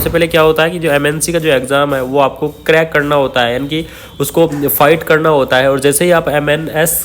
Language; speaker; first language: Hindi; native; Hindi